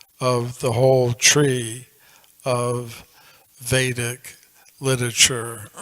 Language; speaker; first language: English; native; English